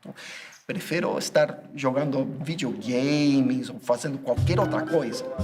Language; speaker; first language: Portuguese; non-native, fluent; English